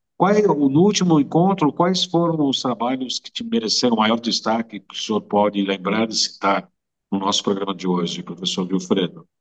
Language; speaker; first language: Portuguese; native; Portuguese